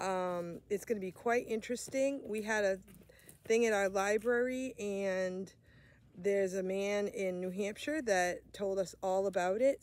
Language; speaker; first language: English; native; English